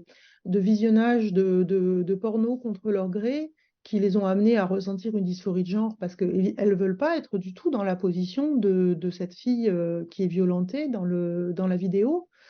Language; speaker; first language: French; native; French